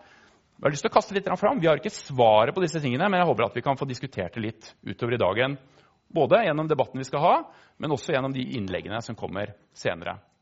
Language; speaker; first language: Norwegian; native; Norwegian